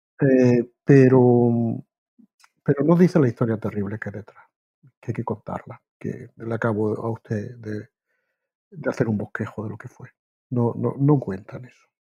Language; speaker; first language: Spanish; native; Spanish